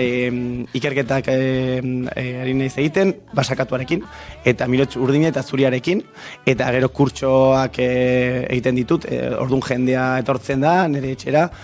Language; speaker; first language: Basque; non-native, local second language; Spanish